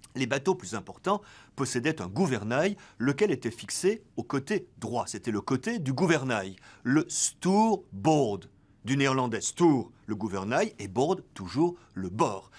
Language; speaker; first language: French; native; French